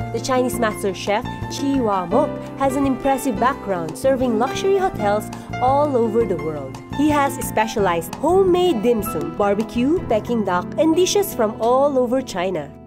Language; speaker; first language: English; non-native, local second language; Filipino